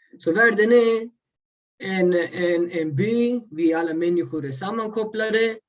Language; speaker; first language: Swedish; early bilingual, other home language; Urdu